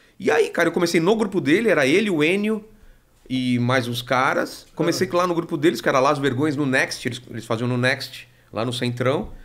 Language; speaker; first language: Portuguese; native; Portuguese